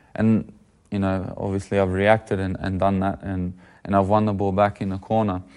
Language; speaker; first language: English; native; English